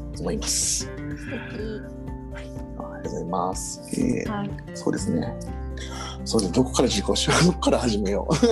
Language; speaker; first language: Japanese; early bilingual, heritage; English